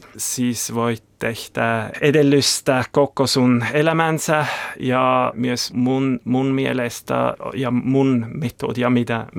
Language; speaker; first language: Finnish; non-native, learner; German